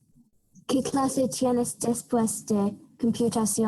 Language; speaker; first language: Spanish; non-native, learner; English